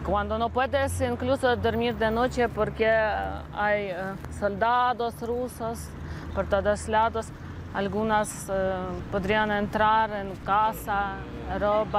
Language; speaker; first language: Spanish; non-native, learner; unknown